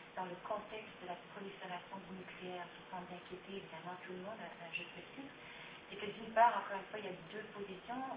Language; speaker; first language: French; native; French